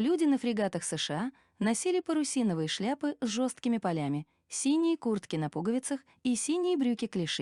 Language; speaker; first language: Russian; native; Russian